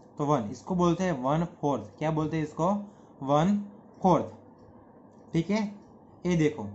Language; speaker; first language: Hindi; non-native, local second language; Gujarati